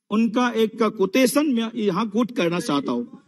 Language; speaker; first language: Hindi; non-native, local second language; Assamese